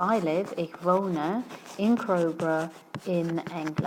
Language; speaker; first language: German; non-native, fluent; English